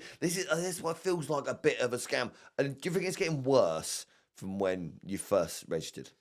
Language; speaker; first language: English; native; English